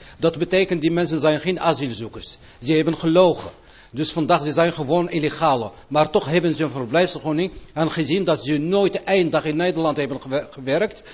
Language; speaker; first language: Dutch; non-native, fluent; Arabic